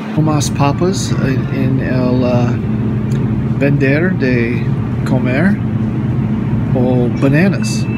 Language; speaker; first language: Spanish; non-native, learner; English